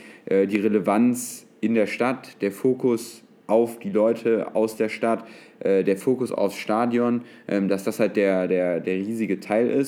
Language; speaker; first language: German; native; German